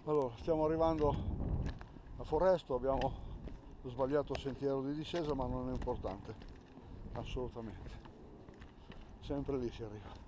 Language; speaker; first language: Italian; native; Italian